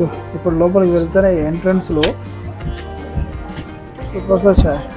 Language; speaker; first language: Telugu; native; Telugu